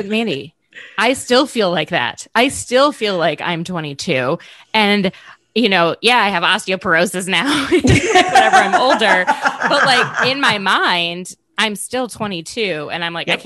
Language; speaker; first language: English; native; English